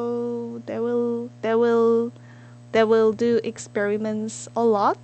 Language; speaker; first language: English; non-native, learner; Korean